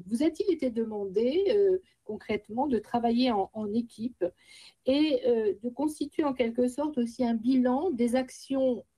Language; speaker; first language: French; native; French